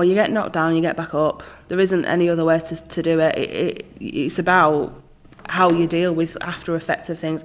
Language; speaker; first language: English; native; English